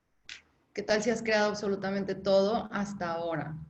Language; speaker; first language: Spanish; native; Spanish